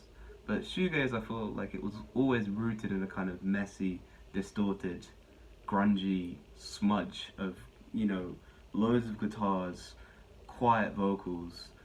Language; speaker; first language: English; native; English